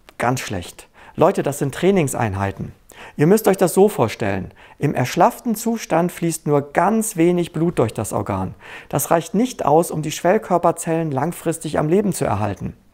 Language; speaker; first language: German; native; German